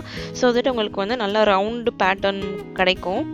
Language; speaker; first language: Tamil; native; Tamil